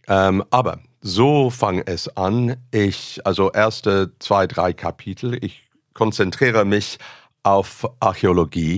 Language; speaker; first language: German; non-native, fluent; English